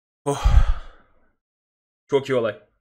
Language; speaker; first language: Turkish; native; Turkish